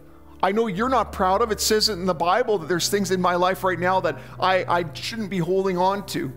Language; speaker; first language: English; native; English